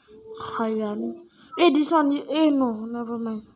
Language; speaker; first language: English; non-native, local second language; Malay